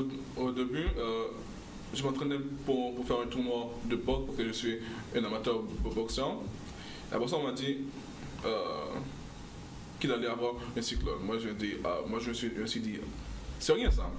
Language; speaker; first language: French; non-native, local second language; English